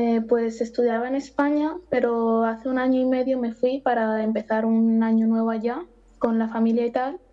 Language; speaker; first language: Spanish; early bilingual, other home language; Arabic